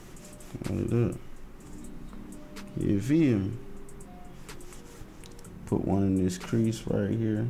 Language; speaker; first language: English; native; English